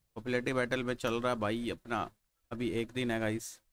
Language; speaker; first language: Hindi; native; Hindi